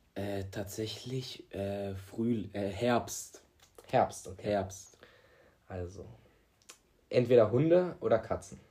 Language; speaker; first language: German; early bilingual, other home language; Greek